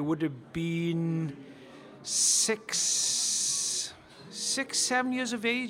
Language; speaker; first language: English; non-native, local second language; Welsh